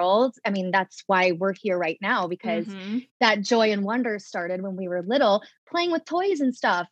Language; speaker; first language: English; native; English